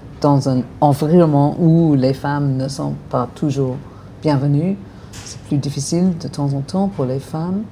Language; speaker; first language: French; non-native, learner; English